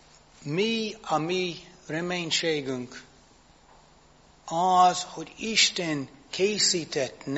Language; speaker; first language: Hungarian; non-native, fluent; English